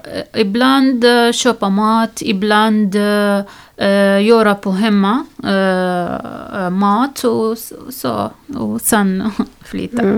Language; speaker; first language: Swedish; non-native, learner; Arabic